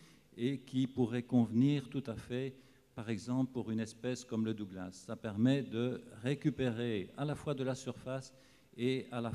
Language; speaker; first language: French; native; French